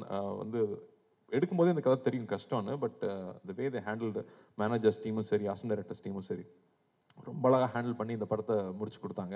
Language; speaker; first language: Tamil; native; Tamil